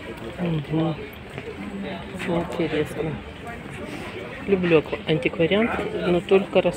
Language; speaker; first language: Russian; native; Russian